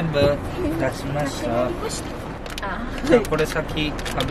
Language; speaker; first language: Japanese; early bilingual, other home language; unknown